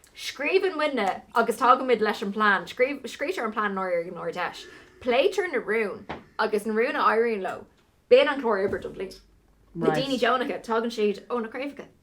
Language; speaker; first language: Irish; non-native, local second language; English